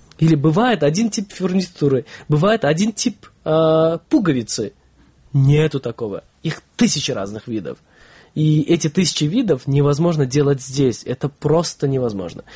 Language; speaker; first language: Russian; non-native, local second language; Kyrgyz